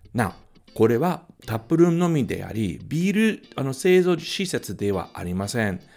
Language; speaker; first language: Japanese; non-native, fluent; English